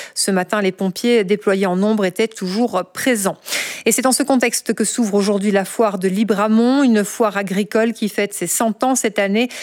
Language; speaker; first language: French; native; French